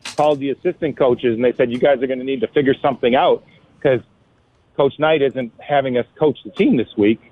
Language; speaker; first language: English; native; English